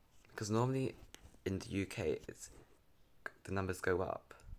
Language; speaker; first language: English; native; English